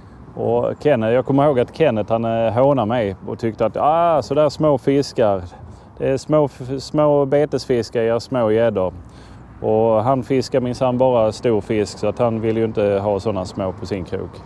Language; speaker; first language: Swedish; native; Swedish